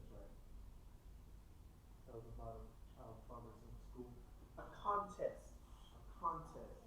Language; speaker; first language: English; non-native, fluent; Thai